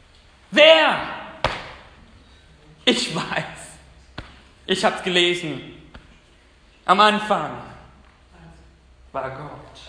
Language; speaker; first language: German; non-native, fluent; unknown